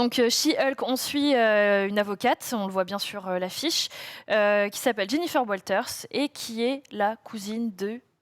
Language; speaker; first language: French; native; French